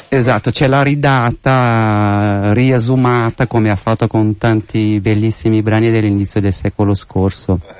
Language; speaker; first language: Italian; native; Italian